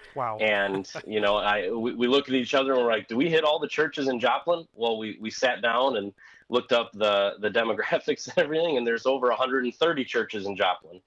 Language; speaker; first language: English; native; English